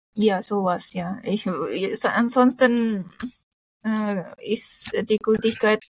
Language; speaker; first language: German; non-native, fluent; Indonesian